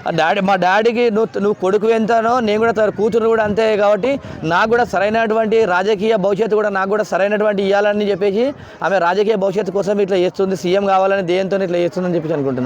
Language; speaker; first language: Telugu; native; Telugu